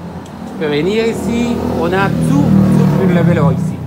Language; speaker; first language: French; non-native, learner; Spanish